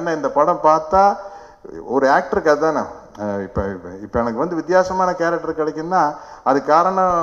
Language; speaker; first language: Tamil; native; Tamil